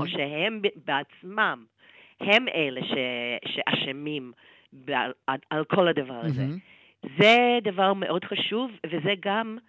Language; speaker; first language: Hebrew; non-native, fluent; English